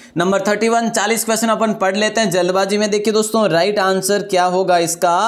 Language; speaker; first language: Hindi; native; Hindi